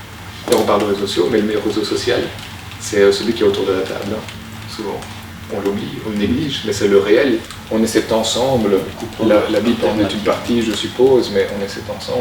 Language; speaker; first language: French; native; French